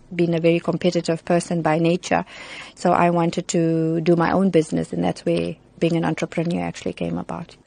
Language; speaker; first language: English; native; English